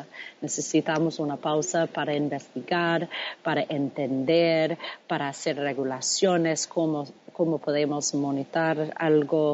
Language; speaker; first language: Spanish; non-native, fluent; English